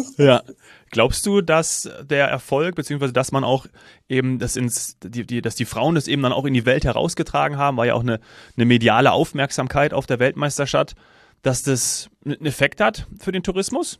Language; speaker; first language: German; native; German